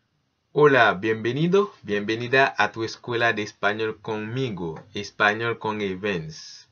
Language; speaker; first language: Spanish; non-native, learner; Haitian Creole